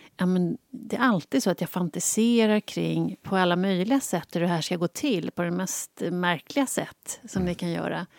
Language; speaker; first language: Swedish; native; Swedish